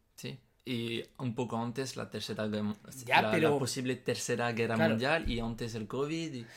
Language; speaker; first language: Spanish; non-native, fluent; French